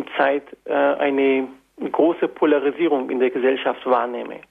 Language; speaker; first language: German; non-native, fluent; Turkish